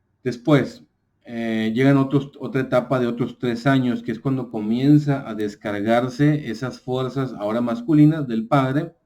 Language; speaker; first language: Spanish; native; Spanish